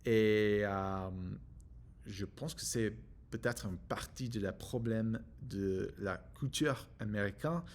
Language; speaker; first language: French; non-native, learner; English